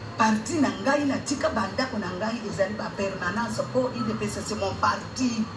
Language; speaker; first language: Lingala; non-native, local second language; Luba-Lulua